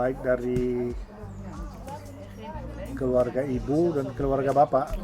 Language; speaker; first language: Indonesian; non-native, fluent; Dutch